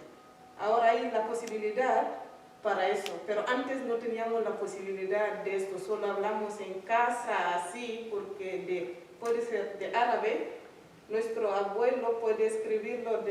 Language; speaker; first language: Spanish; non-native, learner; Fula